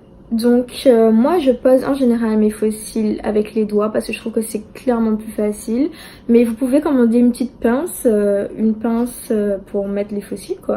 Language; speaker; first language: French; native; French